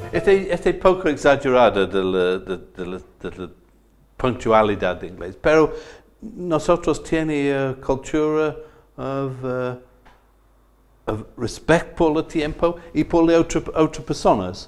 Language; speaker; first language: Spanish; non-native, learner; English